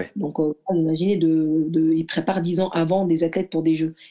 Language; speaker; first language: French; early bilingual, other home language; Arabic